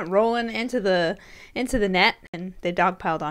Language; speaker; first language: English; native; English